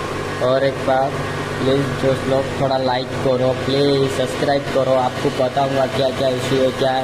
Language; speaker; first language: Hindi; non-native, local second language; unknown